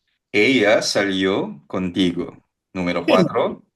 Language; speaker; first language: Spanish; non-native, fluent; Filipino